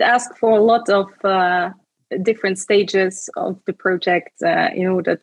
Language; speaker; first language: English; non-native, fluent; Luxembourgish